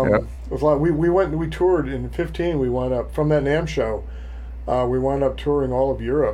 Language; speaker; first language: English; native; English